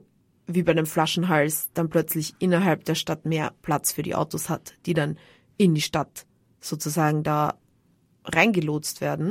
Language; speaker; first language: German; native; German